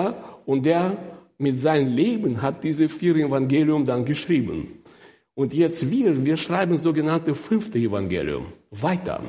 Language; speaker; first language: German; non-native, fluent; Russian